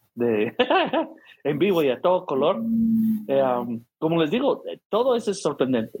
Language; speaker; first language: Spanish; native; Spanish